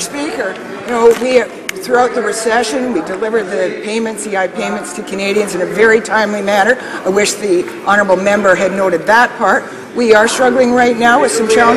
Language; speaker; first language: English; native; English